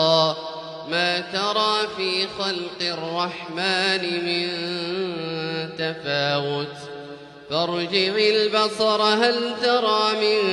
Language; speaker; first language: Arabic; native; Arabic